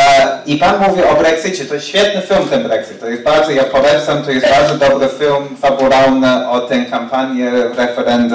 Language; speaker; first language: Polish; non-native, fluent; English